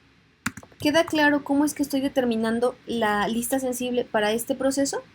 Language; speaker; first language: Spanish; native; Spanish